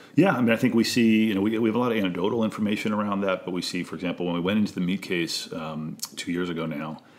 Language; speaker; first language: English; native; English